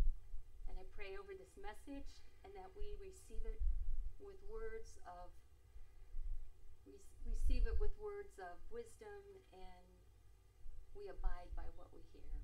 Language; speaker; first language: English; native; English